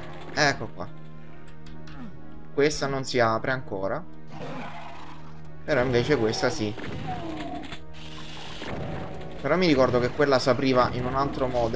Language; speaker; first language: Italian; native; Italian